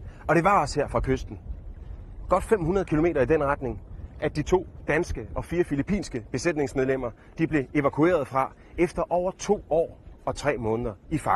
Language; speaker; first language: Danish; native; Danish